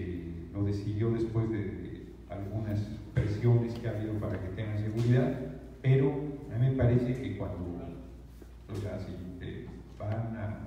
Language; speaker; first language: Spanish; native; Spanish